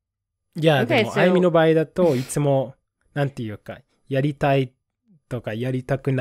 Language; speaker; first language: Japanese; non-native, fluent; English